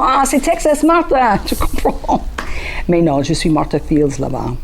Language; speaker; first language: French; non-native, learner; English